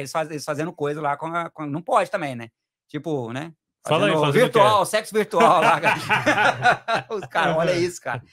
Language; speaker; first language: Portuguese; native; Portuguese